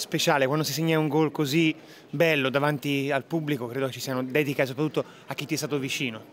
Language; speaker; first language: Italian; native; Italian